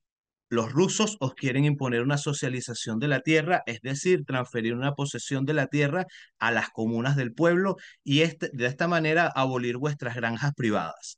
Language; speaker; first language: Spanish; native; Spanish